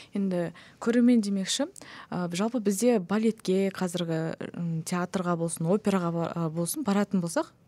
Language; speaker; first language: Kazakh; native; Kazakh